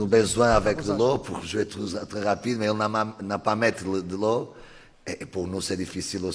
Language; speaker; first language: French; non-native, learner; Portuguese